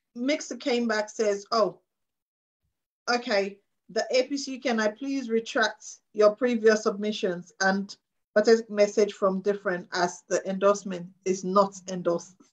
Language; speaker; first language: English; non-native, local second language; Krio